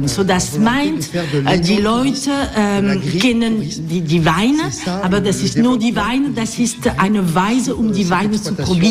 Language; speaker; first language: German; non-native, fluent; French